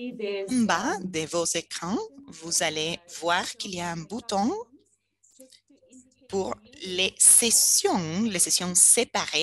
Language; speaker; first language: French; non-native, fluent; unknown